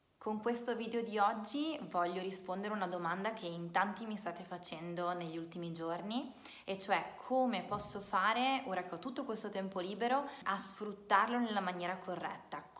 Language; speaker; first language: Italian; native; Italian